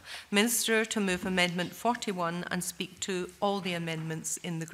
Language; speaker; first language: English; native; English